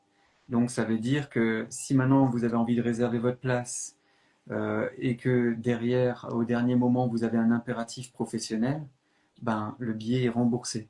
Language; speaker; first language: French; native; French